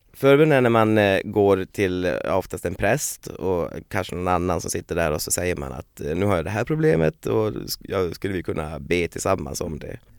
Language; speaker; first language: Swedish; native; Swedish